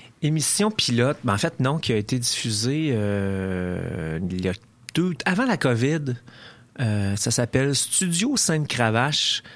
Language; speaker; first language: French; native; French